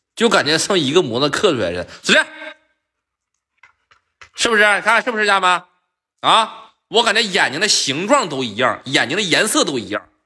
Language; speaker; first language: Chinese; native; Chinese